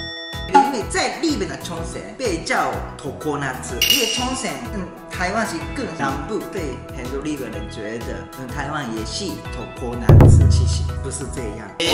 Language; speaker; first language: Chinese; non-native, fluent; Japanese